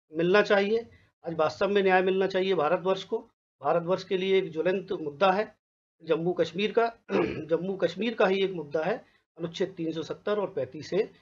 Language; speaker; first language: Hindi; native; Hindi